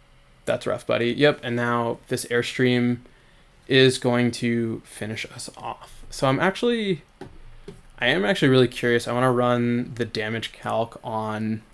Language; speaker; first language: English; native; English